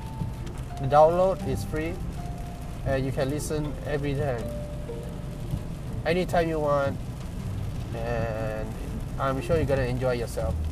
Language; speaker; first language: English; non-native, local second language; Malay